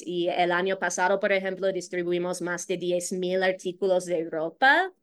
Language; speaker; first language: Spanish; non-native, fluent; English